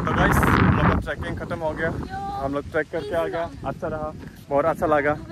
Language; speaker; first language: Hindi; non-native, local second language; Bodo